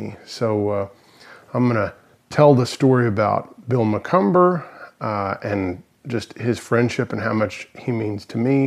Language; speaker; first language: English; native; English